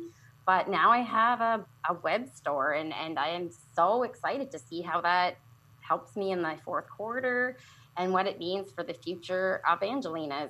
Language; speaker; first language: English; native; English